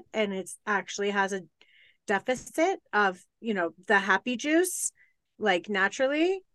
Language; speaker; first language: English; native; English